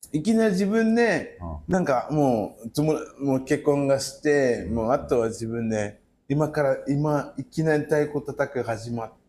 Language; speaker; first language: Japanese; non-native, fluent; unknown